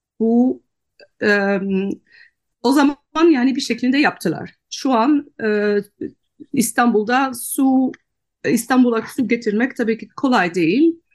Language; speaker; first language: Turkish; non-native, fluent; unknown